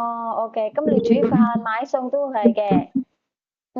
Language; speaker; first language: Cantonese; native; Cantonese